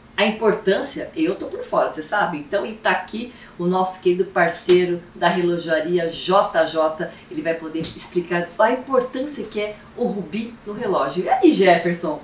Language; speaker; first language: Portuguese; native; Portuguese